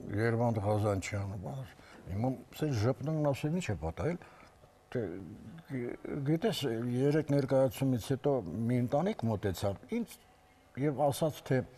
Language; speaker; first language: Armenian; native; Armenian